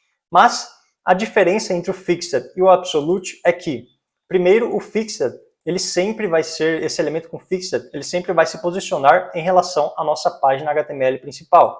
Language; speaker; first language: Portuguese; native; Portuguese